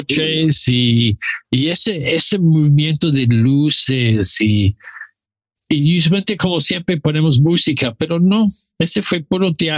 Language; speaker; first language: Spanish; non-native, learner; English